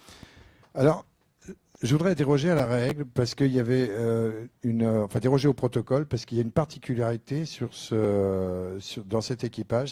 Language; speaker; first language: French; native; French